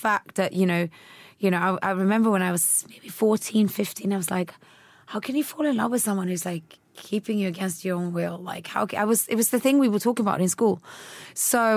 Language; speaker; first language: English; early bilingual, other home language; Swedish